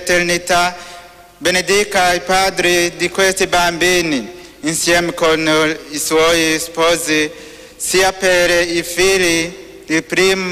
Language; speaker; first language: Italian; non-native, learner; Rundi